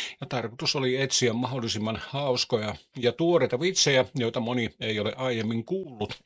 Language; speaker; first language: Finnish; native; Finnish